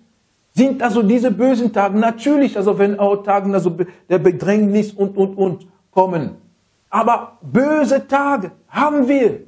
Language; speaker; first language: German; non-native, fluent; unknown